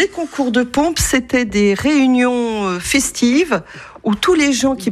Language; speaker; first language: French; native; French